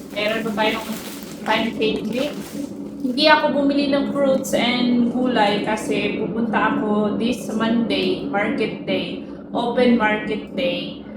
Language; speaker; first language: Filipino; non-native, local second language; Cebuano